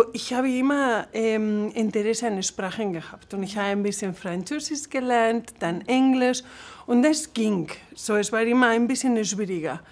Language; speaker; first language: German; non-native, fluent; Spanish